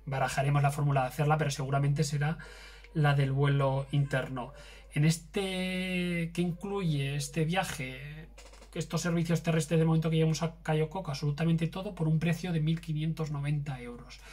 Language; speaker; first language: Spanish; native; Spanish